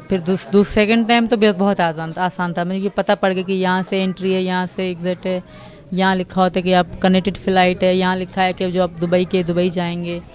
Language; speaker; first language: Urdu; non-native, local second language; Sindhi